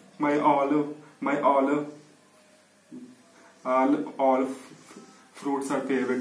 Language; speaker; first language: English; non-native, learner; Punjabi